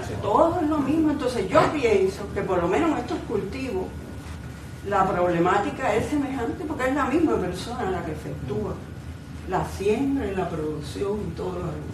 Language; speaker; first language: Spanish; native; Spanish